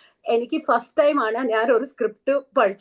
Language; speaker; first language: Malayalam; non-native, learner; Telugu